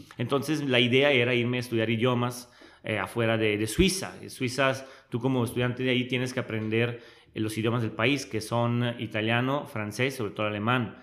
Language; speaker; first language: Spanish; non-native, fluent; Italian